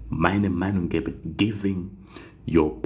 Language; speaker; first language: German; non-native, fluent; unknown